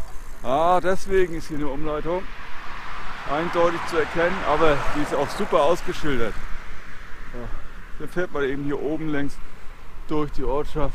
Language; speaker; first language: German; native; German